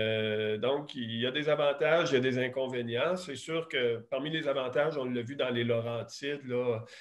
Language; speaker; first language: French; native; French